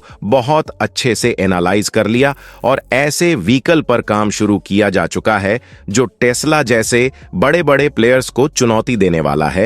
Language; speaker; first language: Hindi; native; Hindi